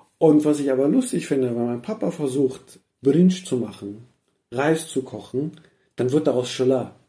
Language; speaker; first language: German; early bilingual, other home language; Persian